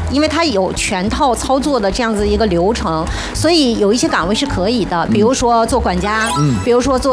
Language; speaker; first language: Chinese; native; Chinese